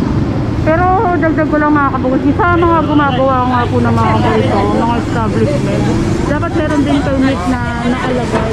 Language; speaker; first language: Filipino; native; Filipino